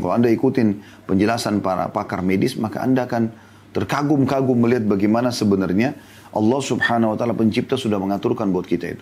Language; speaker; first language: Indonesian; native; Indonesian